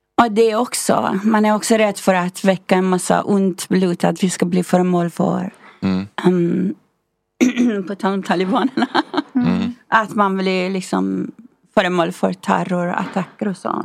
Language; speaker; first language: Swedish; non-native, fluent; Persian